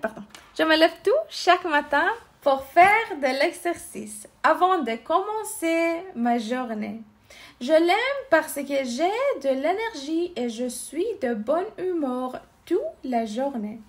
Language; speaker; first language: French; non-native, learner; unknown